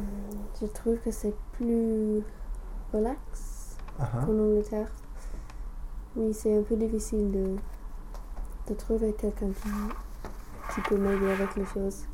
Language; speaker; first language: French; non-native, fluent; English